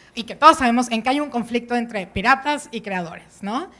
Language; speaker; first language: Spanish; native; Spanish